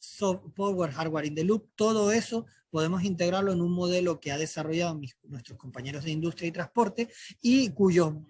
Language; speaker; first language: Spanish; native; Spanish